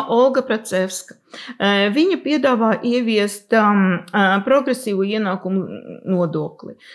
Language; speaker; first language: Latvian; non-native, local second language; Russian